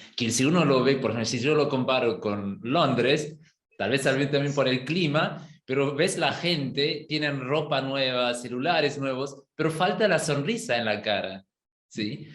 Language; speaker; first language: Spanish; non-native, fluent; German